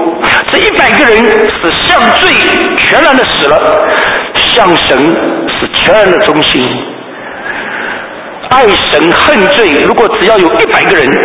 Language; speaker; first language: Chinese; native; Chinese